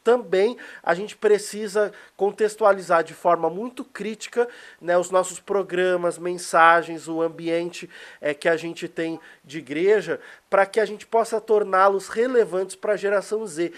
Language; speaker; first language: Portuguese; native; Portuguese